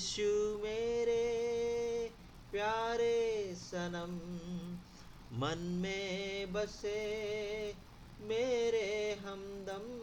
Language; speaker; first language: Hindi; non-native, local second language; Telugu